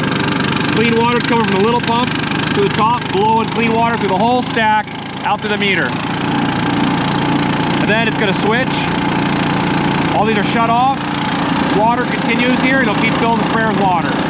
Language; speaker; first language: English; native; English